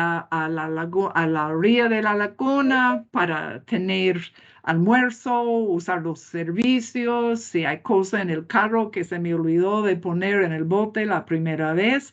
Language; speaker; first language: Spanish; non-native, fluent; English